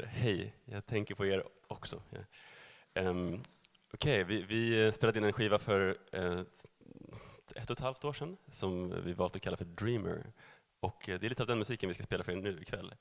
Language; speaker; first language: Swedish; native; Swedish